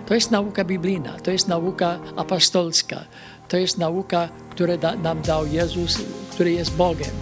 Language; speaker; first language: Polish; early bilingual, heritage; Polish